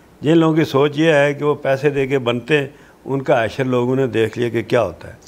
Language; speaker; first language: Urdu; non-native, local second language; Pahari-Potwari